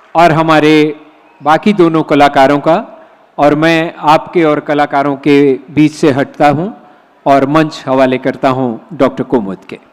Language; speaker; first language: Hindi; native; Hindi